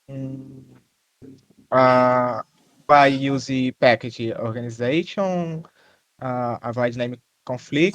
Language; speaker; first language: English; non-native, learner; Portuguese